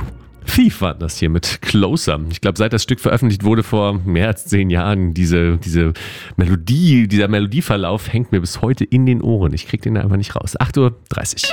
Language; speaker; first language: German; native; German